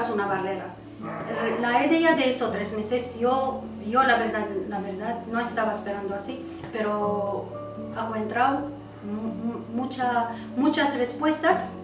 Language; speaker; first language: Spanish; non-native, local second language; Arabic